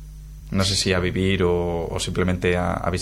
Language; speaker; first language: Spanish; native; Spanish